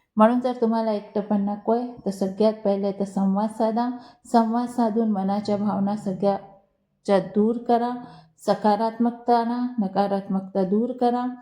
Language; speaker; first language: Marathi; non-native, local second language; Hindi